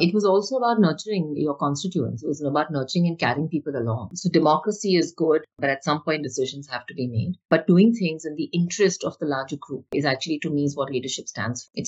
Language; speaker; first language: English; non-native, local second language; Hindi